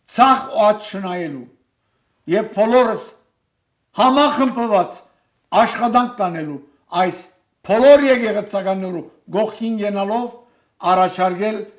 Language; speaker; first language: Armenian; native; Armenian